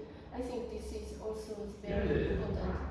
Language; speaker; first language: English; non-native, learner; Japanese